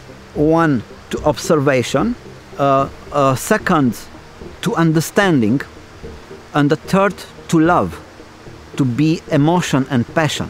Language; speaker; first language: English; non-native, fluent; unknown